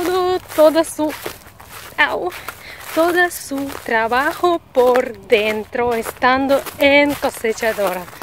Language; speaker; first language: Spanish; non-native, learner; Russian